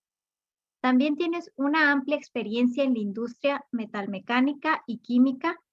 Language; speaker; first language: Spanish; native; Spanish